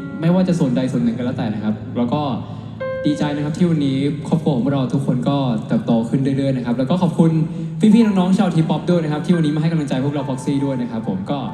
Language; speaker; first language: Thai; native; Thai